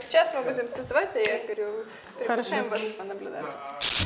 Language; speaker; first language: Russian; native; Russian